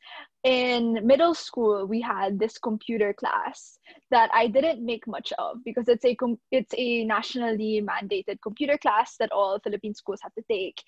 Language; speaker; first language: English; non-native, local second language; Filipino